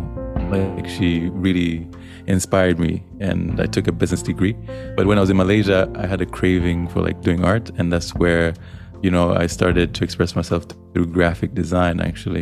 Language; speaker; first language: English; non-native, local second language; Swahili